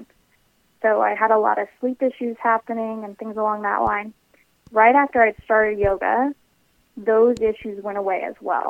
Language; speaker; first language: English; native; English